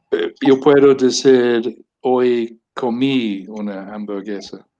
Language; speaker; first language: Spanish; non-native, learner; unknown